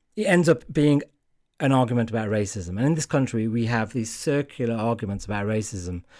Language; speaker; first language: English; native; English